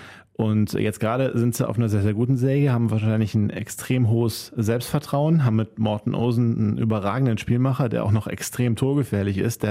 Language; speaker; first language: German; native; German